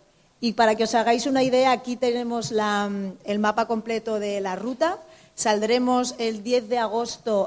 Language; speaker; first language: Spanish; native; Spanish